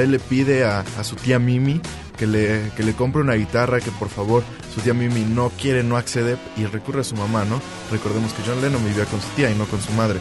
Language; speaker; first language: Spanish; native; Spanish